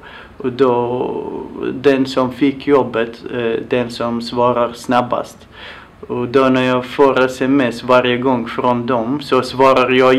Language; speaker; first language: Swedish; non-native, fluent; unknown